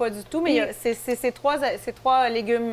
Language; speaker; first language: French; native; French